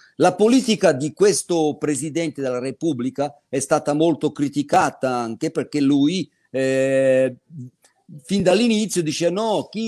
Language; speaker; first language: Italian; non-native, fluent; Portuguese